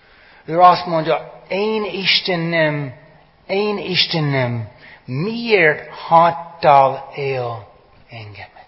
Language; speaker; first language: Hungarian; non-native, fluent; English